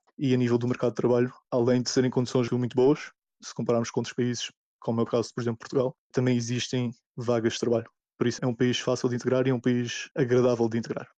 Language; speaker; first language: Portuguese; native; Portuguese